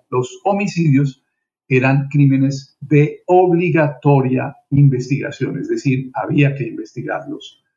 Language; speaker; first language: Spanish; native; Spanish